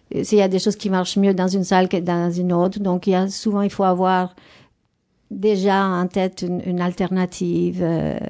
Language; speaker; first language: French; non-native, fluent; Spanish